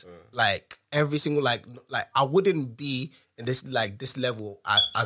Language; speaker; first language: English; non-native, local second language; Yoruba